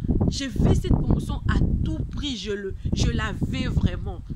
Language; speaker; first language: French; non-native, local second language; Lingala